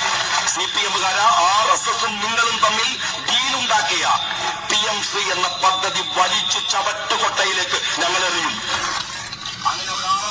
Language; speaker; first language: Malayalam; native; Malayalam